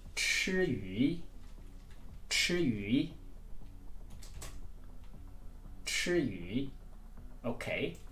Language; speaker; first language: Chinese; non-native, fluent; English